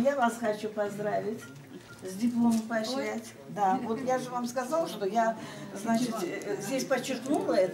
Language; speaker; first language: Russian; non-native, fluent; Azerbaijani